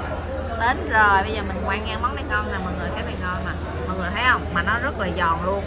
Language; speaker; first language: Vietnamese; native; Vietnamese